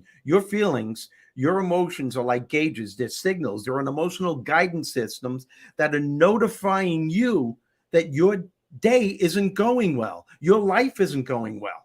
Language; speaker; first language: English; native; English